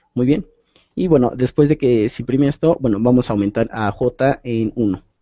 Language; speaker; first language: Spanish; native; Spanish